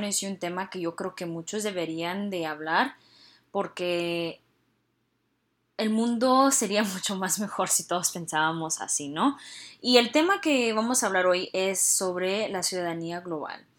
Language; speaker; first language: Spanish; early bilingual, heritage; Spanish